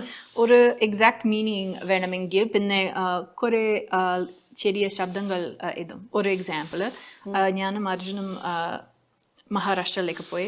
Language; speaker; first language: Malayalam; non-native, learner; English